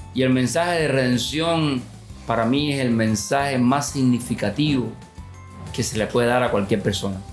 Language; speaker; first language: Spanish; native; Spanish